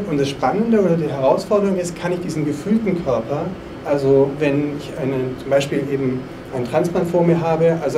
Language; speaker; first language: German; native; German